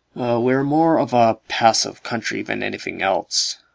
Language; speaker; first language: English; native; English